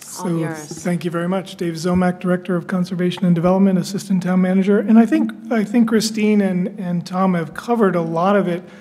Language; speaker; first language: English; native; English